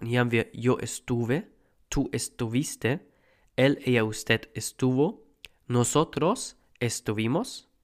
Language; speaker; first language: Spanish; non-native, fluent; German